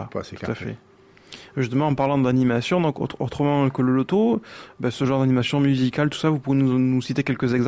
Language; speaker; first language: French; native; French